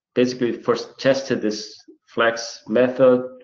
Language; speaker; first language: English; non-native, fluent; Portuguese